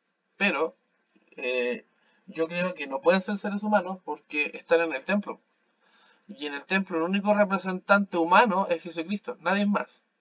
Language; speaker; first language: Spanish; native; Spanish